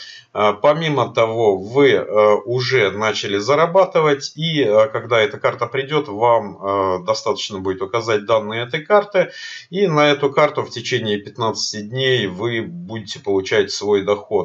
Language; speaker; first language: Russian; native; Russian